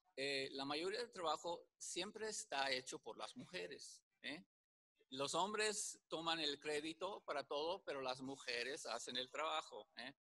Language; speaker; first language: Spanish; early bilingual, heritage; Spanish